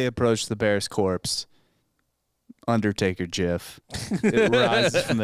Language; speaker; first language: English; native; English